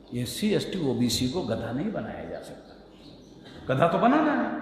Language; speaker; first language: Hindi; non-native, local second language; Marathi